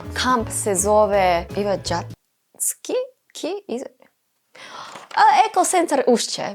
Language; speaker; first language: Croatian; non-native, learner; English